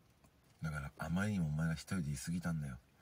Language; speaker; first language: Japanese; native; Japanese